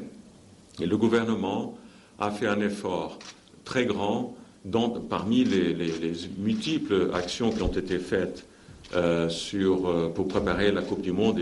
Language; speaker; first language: French; non-native, fluent; Portuguese